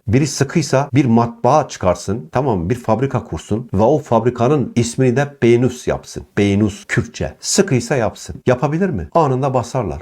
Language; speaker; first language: Turkish; non-native, local second language; Kurdish